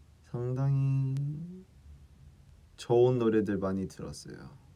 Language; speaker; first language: Korean; early bilingual, heritage; Korean